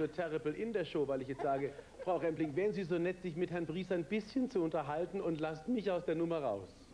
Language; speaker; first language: German; native; German